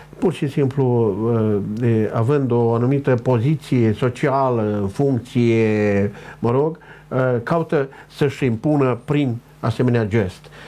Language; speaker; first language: Romanian; non-native, local second language; Ukrainian